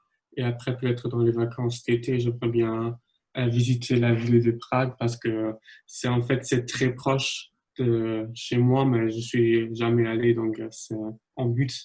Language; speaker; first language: French; non-native, fluent; German